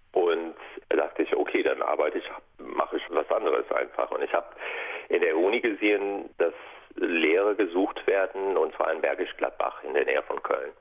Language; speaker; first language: German; non-native, fluent; English